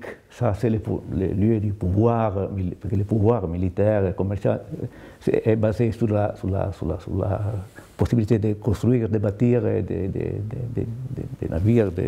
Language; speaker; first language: French; non-native, fluent; Italian